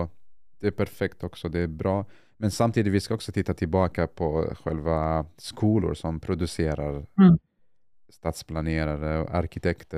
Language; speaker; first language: Swedish; non-native, fluent; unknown